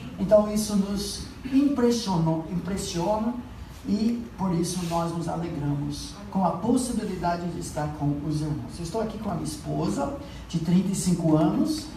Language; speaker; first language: Portuguese; non-native, fluent; English